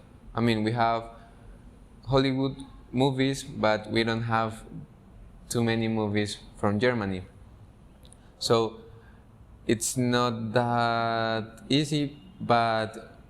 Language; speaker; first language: English; non-native, fluent; Spanish